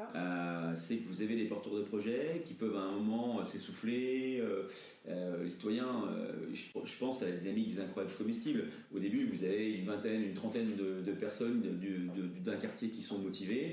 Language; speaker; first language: French; native; French